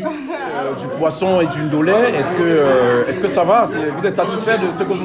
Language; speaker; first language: French; native; French